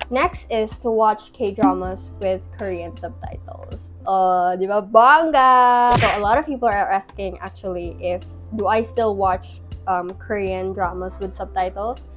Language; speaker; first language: English; non-native, local second language; Filipino